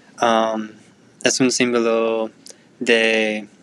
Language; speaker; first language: Spanish; non-native, learner; English